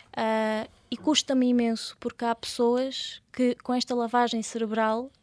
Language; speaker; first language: Portuguese; early bilingual, other home language; Russian